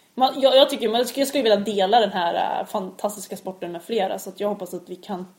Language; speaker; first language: Swedish; native; Swedish